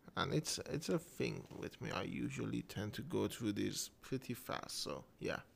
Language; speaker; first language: English; non-native, fluent; Persian